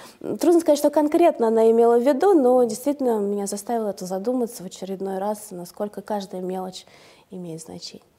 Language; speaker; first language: Russian; native; Russian